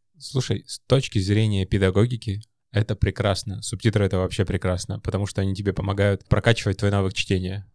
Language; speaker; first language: Russian; native; Russian